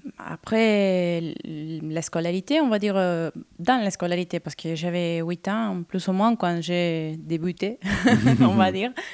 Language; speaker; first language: French; non-native, fluent; Spanish